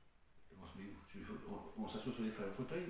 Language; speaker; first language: French; native; French